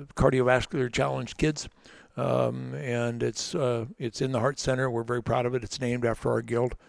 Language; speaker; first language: English; native; English